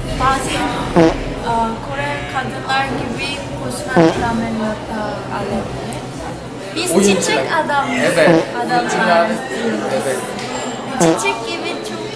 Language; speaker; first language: Turkish; non-native, learner; Korean